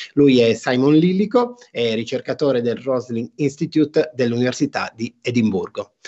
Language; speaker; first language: Italian; native; Italian